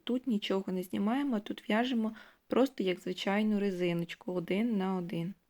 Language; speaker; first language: Ukrainian; native; Ukrainian